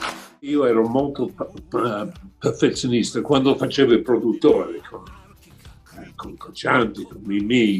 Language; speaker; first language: Italian; non-native, fluent; English